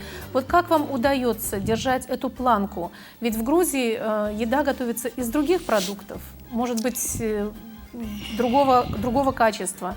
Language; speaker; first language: Russian; native; Russian